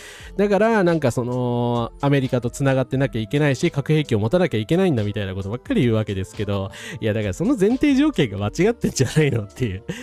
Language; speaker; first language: Japanese; native; Japanese